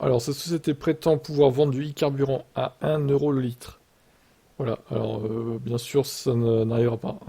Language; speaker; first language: French; native; French